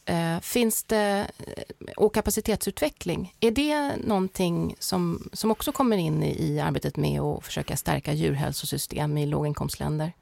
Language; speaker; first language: Swedish; native; Swedish